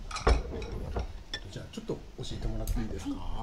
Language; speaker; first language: Japanese; native; Japanese